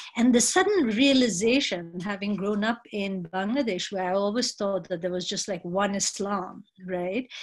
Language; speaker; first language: English; non-native, local second language; Bangla